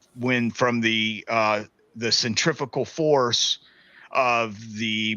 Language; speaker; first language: English; native; English